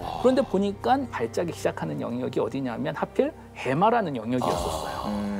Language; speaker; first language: Korean; native; Korean